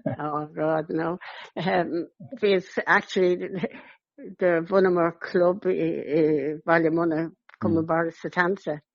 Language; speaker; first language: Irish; non-native, local second language; English